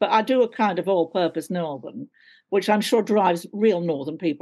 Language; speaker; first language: English; native; English